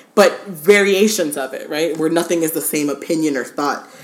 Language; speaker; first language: English; native; English